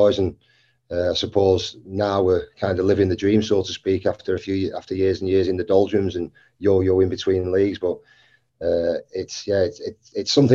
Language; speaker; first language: English; native; English